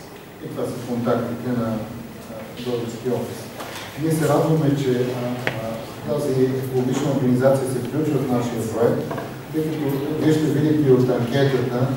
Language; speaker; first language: Bulgarian; native; Bulgarian